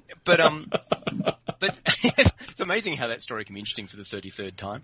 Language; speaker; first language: English; native; English